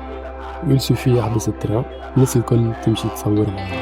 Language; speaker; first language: Arabic; native; Arabic